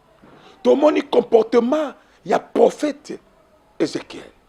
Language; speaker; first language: French; non-native, local second language; Lingala